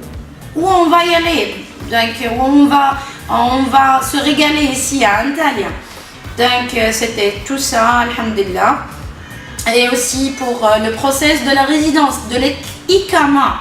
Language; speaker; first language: French; non-native, local second language; Arabic